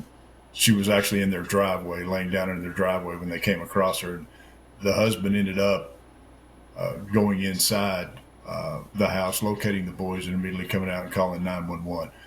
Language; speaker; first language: English; native; English